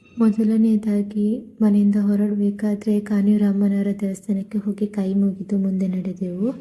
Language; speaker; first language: Kannada; non-native, local second language; Tulu